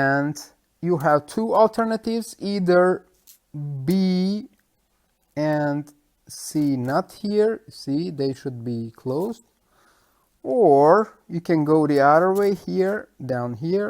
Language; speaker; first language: English; non-native, fluent; Turkish